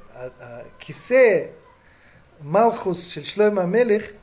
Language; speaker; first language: Hebrew; non-native, fluent; Russian